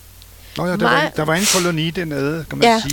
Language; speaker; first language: Danish; non-native, fluent; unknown